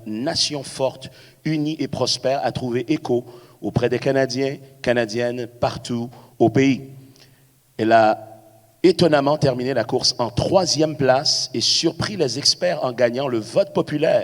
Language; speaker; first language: French; native; French